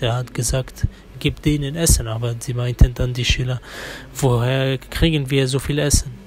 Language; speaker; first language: German; non-native, fluent; Arabic